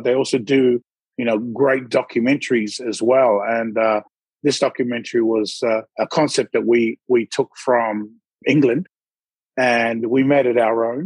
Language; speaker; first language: English; native; English